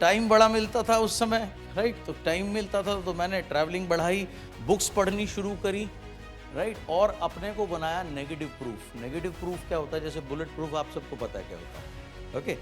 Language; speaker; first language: Hindi; native; Hindi